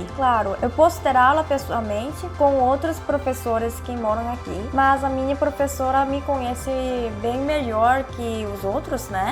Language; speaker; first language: Portuguese; non-native, fluent; Korean